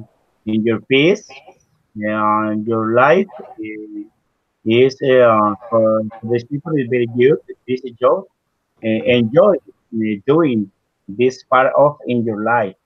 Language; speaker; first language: English; non-native, learner; Spanish